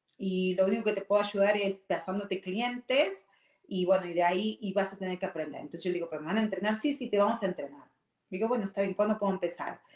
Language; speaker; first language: Spanish; native; Spanish